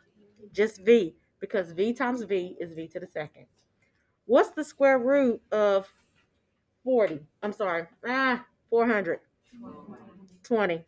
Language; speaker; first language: English; native; English